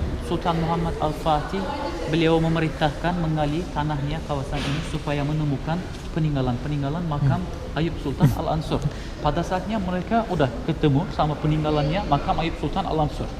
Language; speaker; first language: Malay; non-native, fluent; Turkish